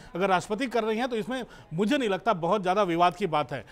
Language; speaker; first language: Hindi; native; Hindi